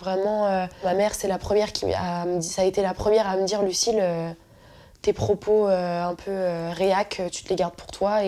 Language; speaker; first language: French; native; French